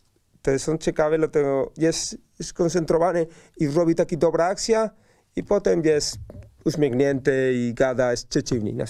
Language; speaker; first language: Polish; non-native, learner; Spanish